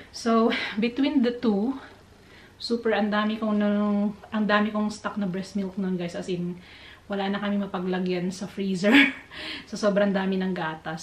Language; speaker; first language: Filipino; native; Filipino